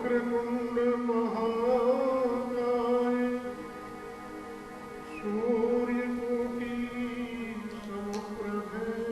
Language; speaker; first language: Hindi; native; Hindi